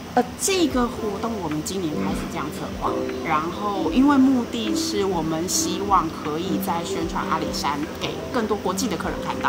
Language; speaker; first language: Chinese; native; Chinese